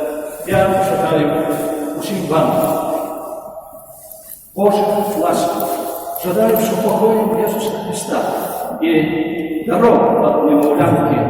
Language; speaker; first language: Polish; non-native, fluent; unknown